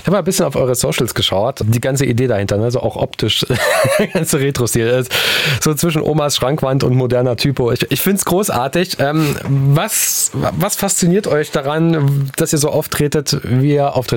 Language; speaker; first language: German; native; German